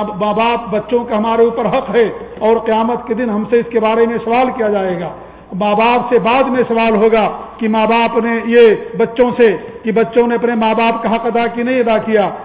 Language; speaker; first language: Urdu; native; Urdu